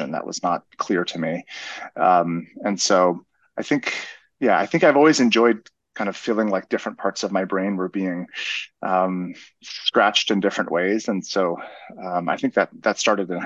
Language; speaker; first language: English; native; English